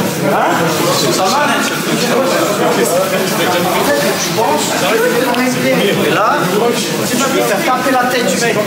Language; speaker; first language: French; native; French